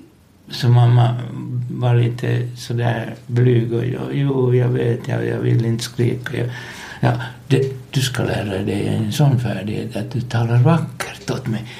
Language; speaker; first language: Swedish; non-native, local second language; Finnish